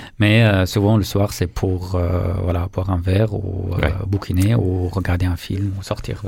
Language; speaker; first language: French; non-native, fluent; Arabic